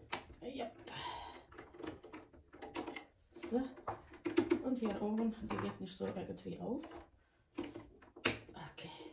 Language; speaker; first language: German; non-native, fluent; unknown